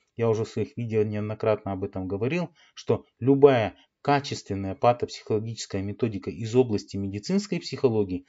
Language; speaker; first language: Russian; native; Russian